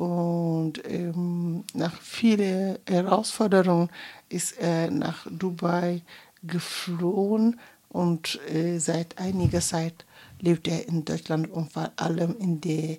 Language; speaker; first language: German; non-native, fluent; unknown